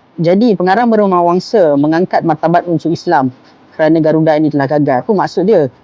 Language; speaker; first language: Malay; native; Malay